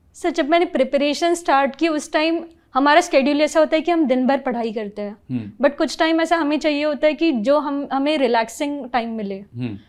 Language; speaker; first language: Hindi; non-native, local second language; Marathi